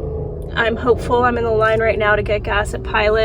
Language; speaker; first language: English; native; English